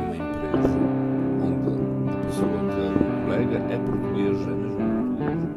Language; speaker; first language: Portuguese; early bilingual, heritage; French